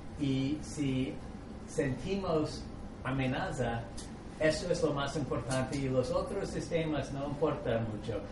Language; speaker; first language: Spanish; non-native, fluent; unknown